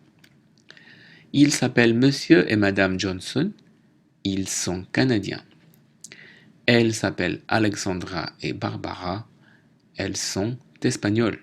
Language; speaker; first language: French; native; French